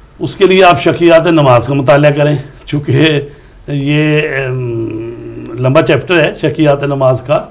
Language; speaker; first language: Urdu; non-native, local second language; Punjabi